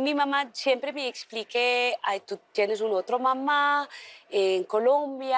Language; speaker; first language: Spanish; non-native, learner; Dutch